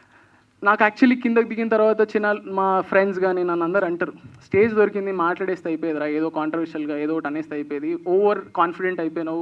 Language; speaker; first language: Telugu; native; Telugu